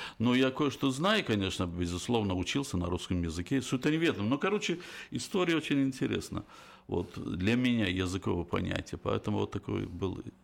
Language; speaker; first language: Russian; non-native, local second language; Azerbaijani